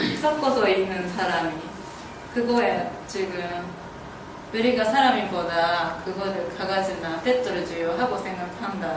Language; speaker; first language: Korean; non-native, fluent; Japanese